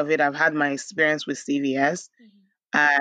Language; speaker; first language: English; non-native, local second language; Igbo